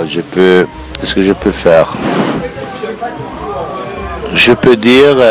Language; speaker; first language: French; non-native, fluent; Italian